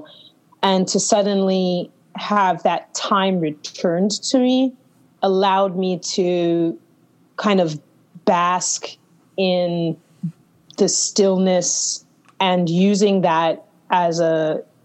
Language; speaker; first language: English; native; English